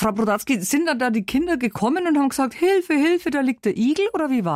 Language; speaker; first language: German; native; German